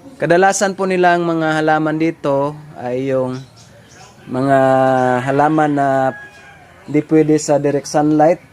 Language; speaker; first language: Filipino; non-native, local second language; Cebuano